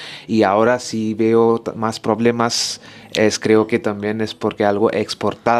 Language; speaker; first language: Spanish; non-native, learner; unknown